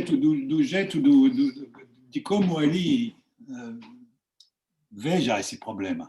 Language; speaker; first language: Portuguese; non-native, fluent; French